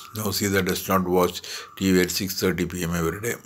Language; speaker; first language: English; non-native, local second language; Malayalam